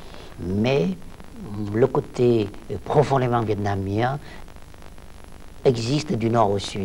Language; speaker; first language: French; non-native, local second language; Vietnamese